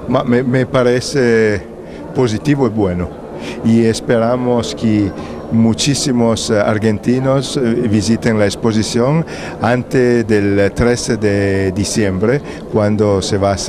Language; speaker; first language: Spanish; non-native, fluent; Italian